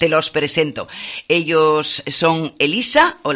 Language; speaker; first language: Spanish; native; Spanish